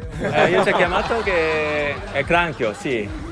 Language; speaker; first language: Italian; non-native, learner; Korean